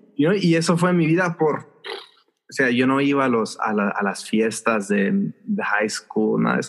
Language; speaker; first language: Spanish; early bilingual, heritage; Spanish